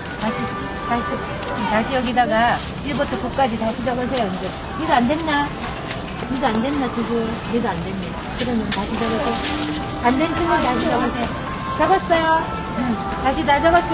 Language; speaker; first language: Korean; native; Korean